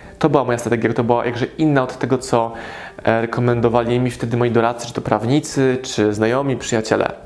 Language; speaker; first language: Polish; native; Polish